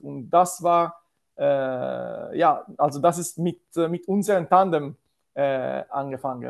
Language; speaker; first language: German; non-native, learner; Italian